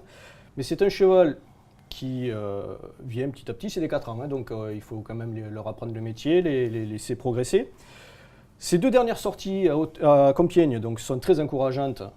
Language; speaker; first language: French; native; French